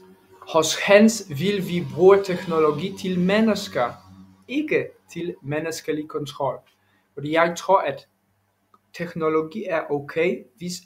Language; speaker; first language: Danish; non-native, learner; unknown